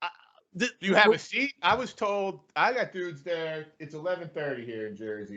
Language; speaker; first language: English; native; English